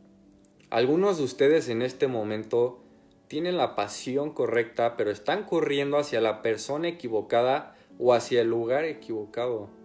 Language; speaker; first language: Spanish; native; Spanish